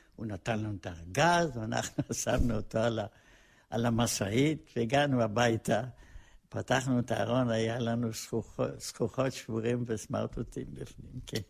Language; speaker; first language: Hebrew; non-native, fluent; Polish